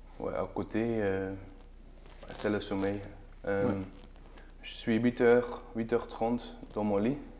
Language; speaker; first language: French; non-native, learner; Dutch